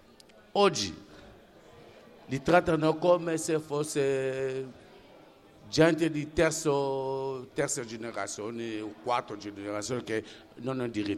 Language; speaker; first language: Italian; non-native, fluent; French